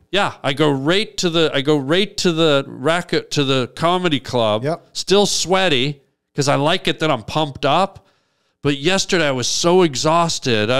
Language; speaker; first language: English; native; English